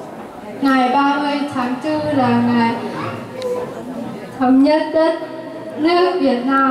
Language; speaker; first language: Vietnamese; early bilingual, heritage; Vietnamese